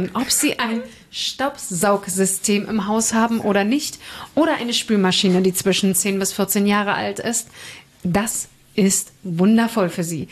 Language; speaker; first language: German; native; German